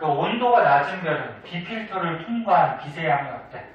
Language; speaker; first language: Korean; native; Korean